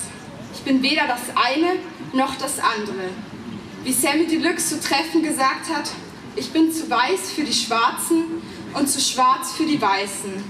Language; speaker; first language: German; native; German